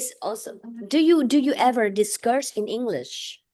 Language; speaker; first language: English; non-native, fluent; Vietnamese